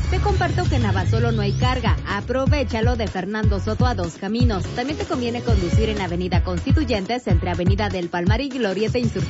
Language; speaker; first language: Spanish; native; Spanish